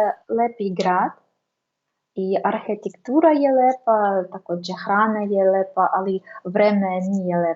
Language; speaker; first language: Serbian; non-native, learner; Russian